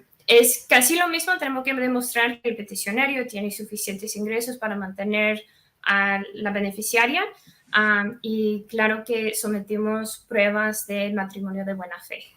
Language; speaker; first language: Spanish; non-native, fluent; English